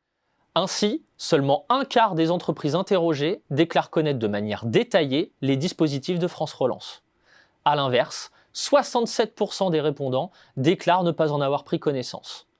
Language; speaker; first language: French; native; French